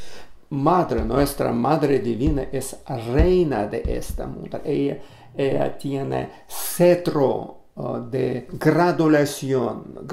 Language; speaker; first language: Spanish; non-native, learner; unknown